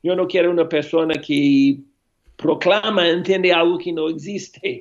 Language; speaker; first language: Spanish; non-native, fluent; English